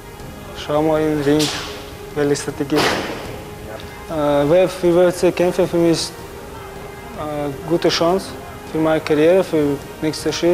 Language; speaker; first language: German; non-native, learner; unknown